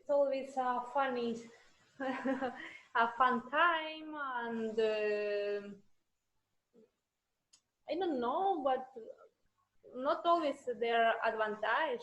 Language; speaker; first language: English; non-native, learner; Russian